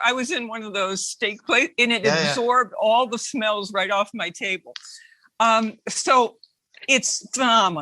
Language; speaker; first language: English; native; English